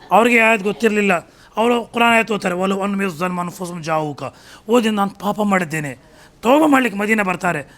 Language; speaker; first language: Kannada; non-native, local second language; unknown